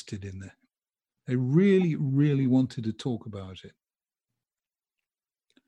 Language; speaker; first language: English; native; English